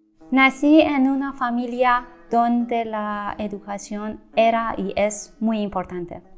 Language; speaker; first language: Spanish; non-native, fluent; Persian